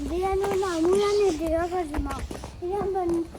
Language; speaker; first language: Korean; early bilingual, heritage; Korean